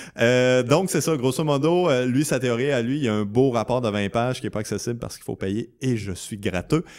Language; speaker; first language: French; native; French